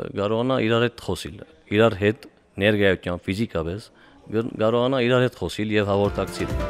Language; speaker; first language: Armenian; early bilingual, heritage; Armenian